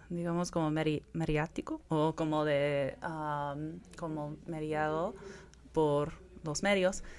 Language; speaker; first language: Spanish; non-native, fluent; English